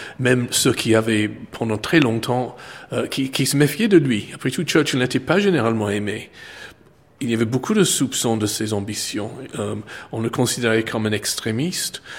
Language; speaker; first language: French; non-native, fluent; English